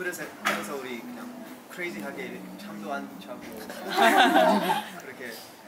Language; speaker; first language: Korean; early bilingual, heritage; English